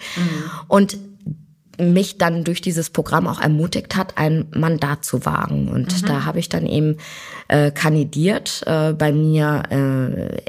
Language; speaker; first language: German; native; German